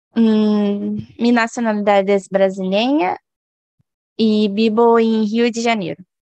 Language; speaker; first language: Spanish; non-native, learner; Portuguese